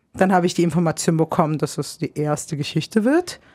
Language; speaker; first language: German; native; German